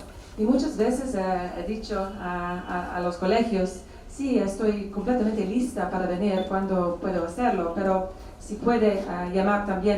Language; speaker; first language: Spanish; non-native, fluent; English